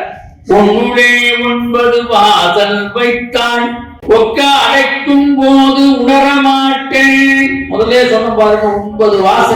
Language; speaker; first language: Tamil; native; Tamil